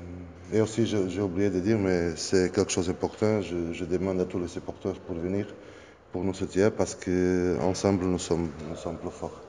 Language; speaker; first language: French; non-native, fluent; Portuguese